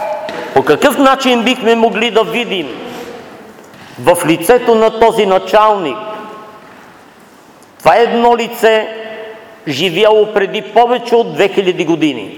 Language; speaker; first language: Bulgarian; native; Bulgarian